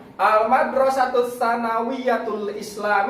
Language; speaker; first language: Arabic; non-native, fluent; Indonesian